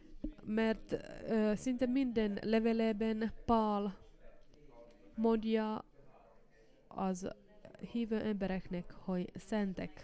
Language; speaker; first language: Hungarian; non-native, fluent; Finnish